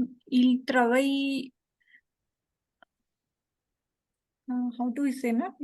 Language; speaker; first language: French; non-native, learner; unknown